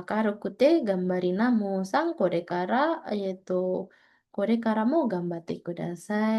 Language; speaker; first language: Japanese; non-native, fluent; Indonesian